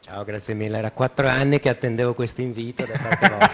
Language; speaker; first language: Italian; native; Italian